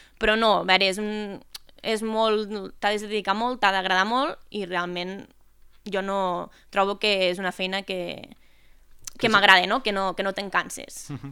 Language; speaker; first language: Catalan; native; Catalan